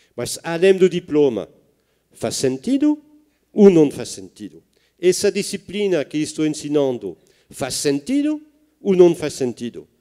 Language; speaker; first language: Portuguese; non-native, fluent; French